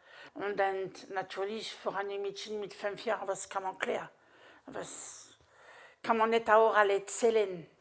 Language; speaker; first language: German; non-native, learner; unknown